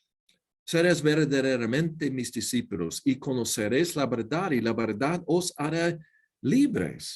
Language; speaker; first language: Spanish; non-native, learner; English